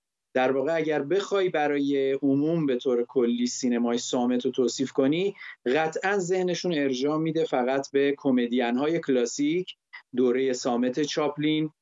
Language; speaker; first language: Persian; native; Persian